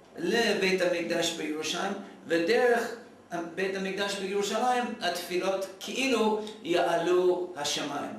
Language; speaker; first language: Hebrew; non-native, fluent; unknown